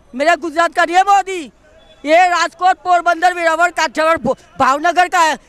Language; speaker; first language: Hindi; non-native, local second language; Gujarati